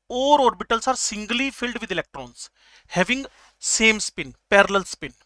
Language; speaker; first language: Hindi; native; Hindi